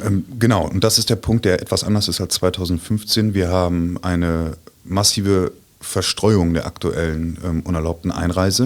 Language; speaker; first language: German; native; German